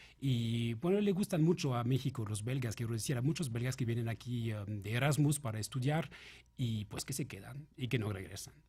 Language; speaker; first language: Spanish; non-native, fluent; French